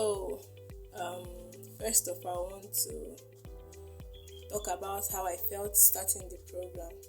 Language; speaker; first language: English; non-native, local second language; Igbo